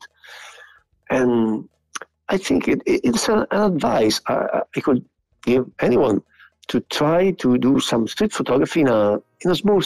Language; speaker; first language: English; non-native, fluent; Italian